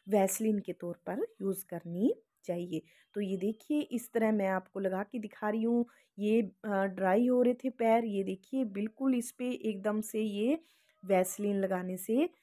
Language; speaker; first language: Hindi; native; Hindi